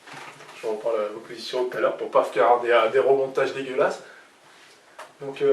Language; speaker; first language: French; native; French